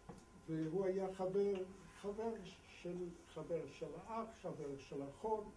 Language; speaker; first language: Hebrew; non-native, fluent; Polish